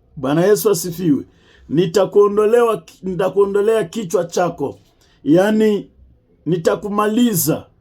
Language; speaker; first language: Swahili; native; Swahili